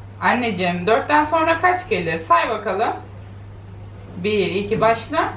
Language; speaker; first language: Turkish; native; Turkish